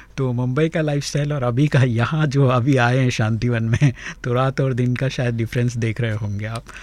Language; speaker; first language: Hindi; native; Hindi